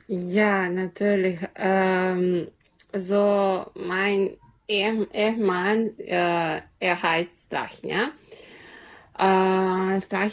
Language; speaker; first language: German; non-native, learner; Serbian